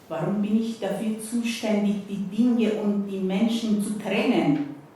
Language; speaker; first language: German; non-native, fluent; Persian